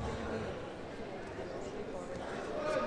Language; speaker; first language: English; non-native, learner; Russian